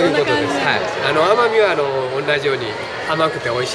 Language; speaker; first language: Japanese; native; Japanese